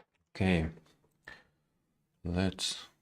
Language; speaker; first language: English; non-native, learner; Russian